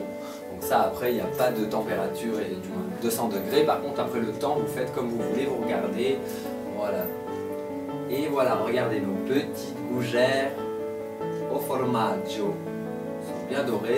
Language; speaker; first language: French; native; French